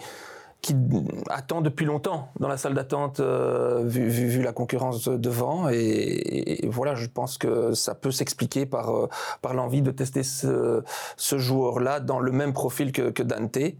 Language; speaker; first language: French; native; French